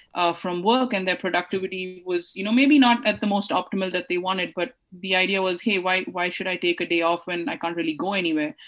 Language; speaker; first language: English; non-native, local second language; Hindi